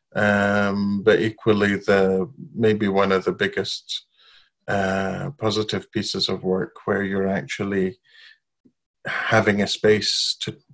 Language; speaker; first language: English; non-native, fluent; Arabic